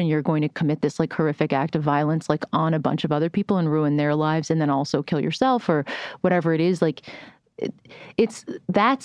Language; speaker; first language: English; native; English